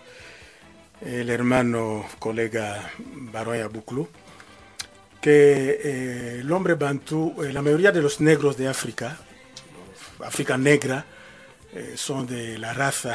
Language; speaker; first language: Spanish; non-native, fluent; Lingala